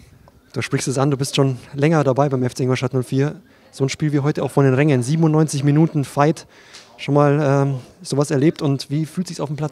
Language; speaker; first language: German; native; German